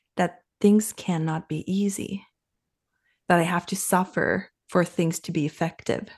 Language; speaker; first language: English; non-native, fluent; Finnish